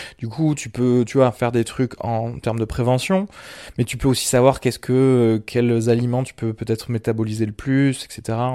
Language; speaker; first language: French; early bilingual, other home language; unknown